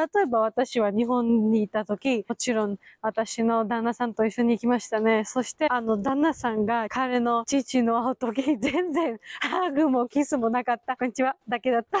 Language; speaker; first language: Japanese; non-native, learner; Georgian